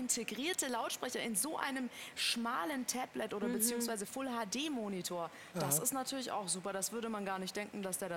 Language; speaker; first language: German; native; German